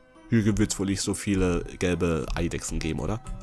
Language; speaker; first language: German; native; German